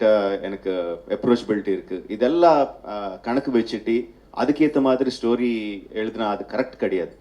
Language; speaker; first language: Tamil; non-native, learner; Telugu